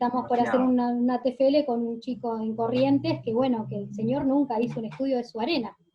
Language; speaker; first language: Spanish; native; Spanish